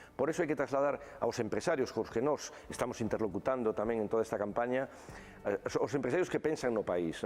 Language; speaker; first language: Galician; non-native, local second language; Spanish